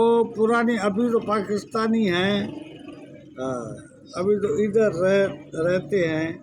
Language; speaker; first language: Hindi; non-native, local second language; Sindhi